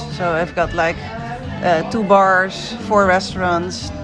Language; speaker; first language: English; non-native, fluent; Dutch